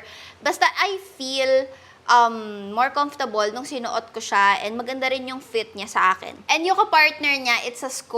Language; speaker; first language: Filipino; native; Filipino